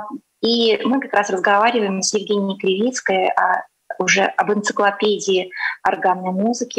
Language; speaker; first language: Russian; native; Russian